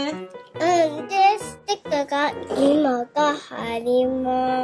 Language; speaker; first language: Japanese; early bilingual, heritage; Japanese